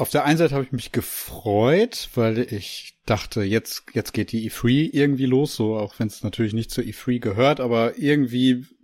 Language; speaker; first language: German; native; German